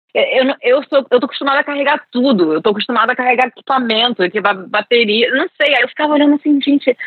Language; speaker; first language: Portuguese; early bilingual, other home language; English